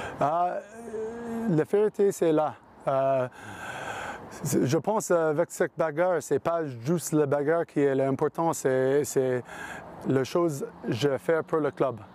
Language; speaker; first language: French; non-native, learner; English